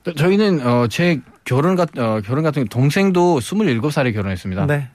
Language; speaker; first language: Korean; non-native, fluent; French